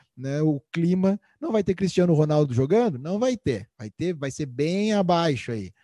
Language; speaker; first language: Portuguese; native; Portuguese